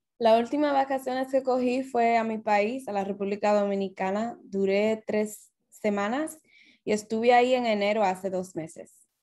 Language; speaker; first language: Spanish; early bilingual, heritage; Spanish